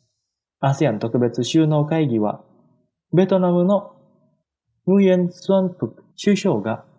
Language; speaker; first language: Japanese; non-native, fluent; Indonesian